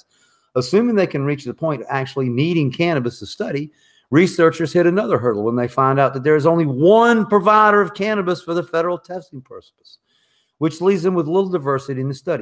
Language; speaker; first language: English; native; English